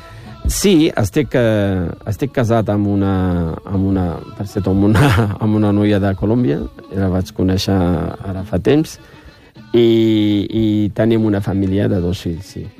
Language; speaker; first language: Catalan; non-native, fluent; Riffian